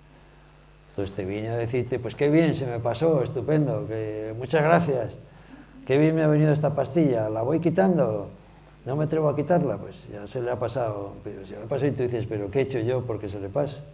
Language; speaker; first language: Spanish; native; Spanish